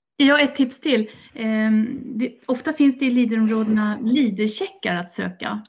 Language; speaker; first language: Swedish; native; Swedish